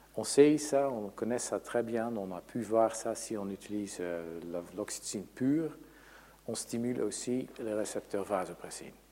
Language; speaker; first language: French; non-native, fluent; Dutch